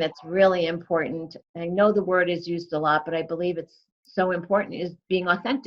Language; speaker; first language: English; native; English